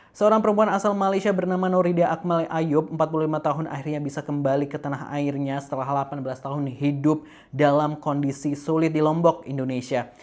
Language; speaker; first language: Indonesian; native; Indonesian